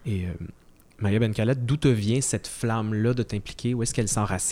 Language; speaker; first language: French; native; French